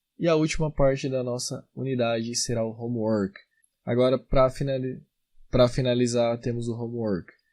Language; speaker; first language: Portuguese; native; Portuguese